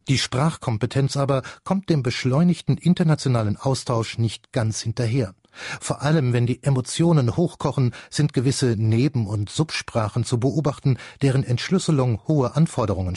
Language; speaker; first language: German; native; German